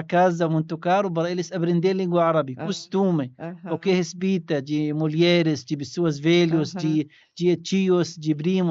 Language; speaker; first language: Portuguese; non-native, learner; Arabic